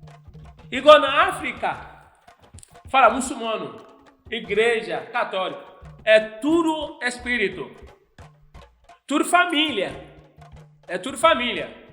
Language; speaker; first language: Portuguese; non-native, fluent; Yoruba